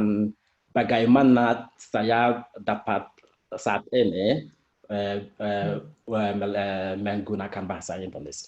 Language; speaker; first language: Indonesian; non-native, fluent; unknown